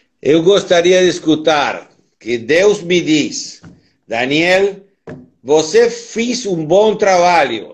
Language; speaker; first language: Portuguese; non-native, learner; Spanish